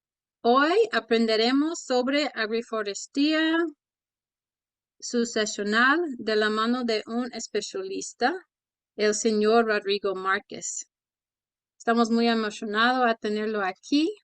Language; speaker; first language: Spanish; early bilingual, heritage; Spanish